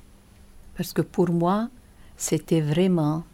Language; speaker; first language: French; non-native, local second language; Arabic